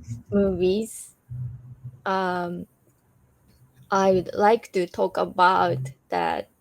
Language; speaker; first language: English; non-native, learner; Japanese